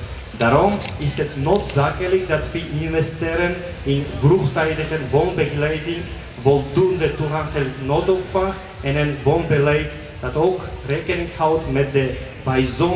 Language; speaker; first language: Dutch; non-native, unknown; Georgian